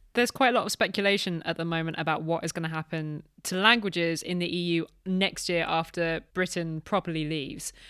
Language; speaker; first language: English; native; English